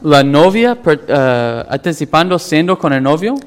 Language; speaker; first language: Spanish; non-native, fluent; English